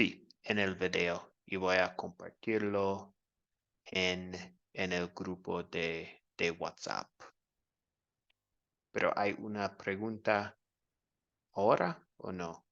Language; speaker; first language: Spanish; non-native, fluent; English